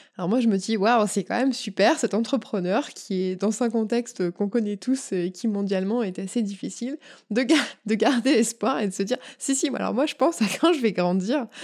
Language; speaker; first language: French; native; French